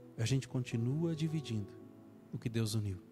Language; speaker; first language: Portuguese; native; Portuguese